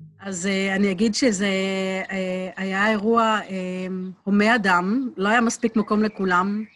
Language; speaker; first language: Hebrew; native; Hebrew